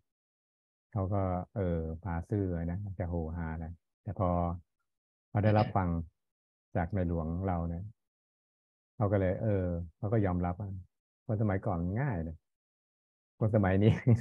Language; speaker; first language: Thai; native; Thai